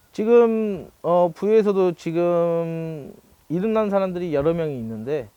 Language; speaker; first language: Korean; native; Korean